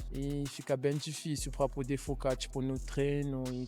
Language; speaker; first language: Portuguese; non-native, learner; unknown